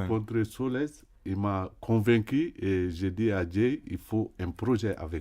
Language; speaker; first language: French; non-native, local second language; Bambara